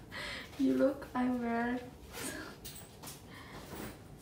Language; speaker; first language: English; non-native, learner; Indonesian